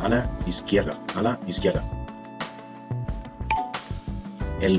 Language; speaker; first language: Spanish; non-native, learner; English